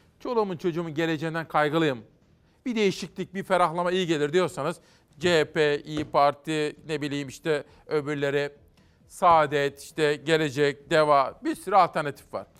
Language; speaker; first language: Turkish; native; Turkish